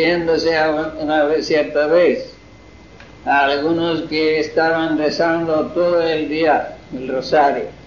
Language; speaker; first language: Spanish; non-native, fluent; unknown